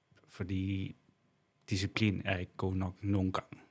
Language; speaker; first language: Danish; non-native, local second language; Kalaallisut